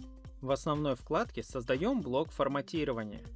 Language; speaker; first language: Russian; native; Russian